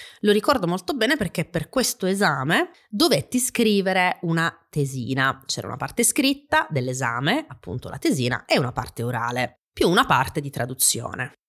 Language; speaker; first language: Italian; native; Italian